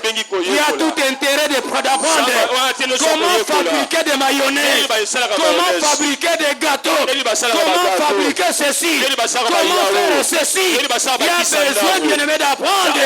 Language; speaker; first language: French; non-native, local second language; Lingala